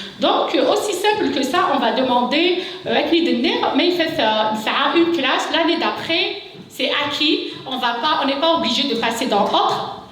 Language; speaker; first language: French; non-native, local second language; Kabyle